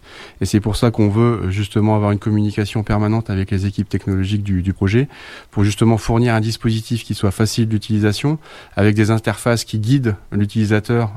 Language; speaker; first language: French; native; French